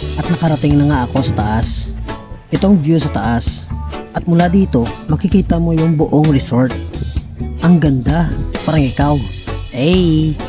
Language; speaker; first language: Filipino; non-native, local second language; Hiligaynon